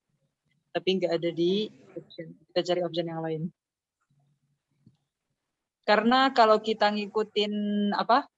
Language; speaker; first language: Indonesian; native; Indonesian